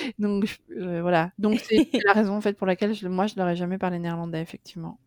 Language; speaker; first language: French; native; French